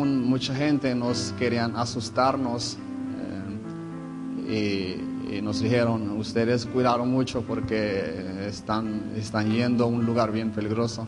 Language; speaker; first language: Spanish; non-native, fluent; Hebrew